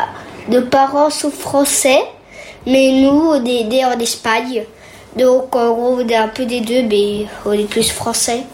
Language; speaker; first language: French; early bilingual, heritage; French